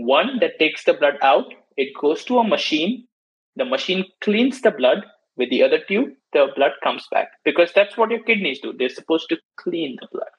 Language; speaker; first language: English; non-native, local second language; Hindi